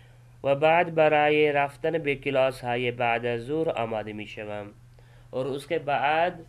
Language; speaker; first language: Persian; non-native, fluent; Urdu